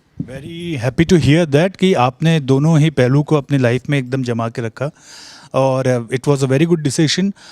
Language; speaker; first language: Hindi; native; Hindi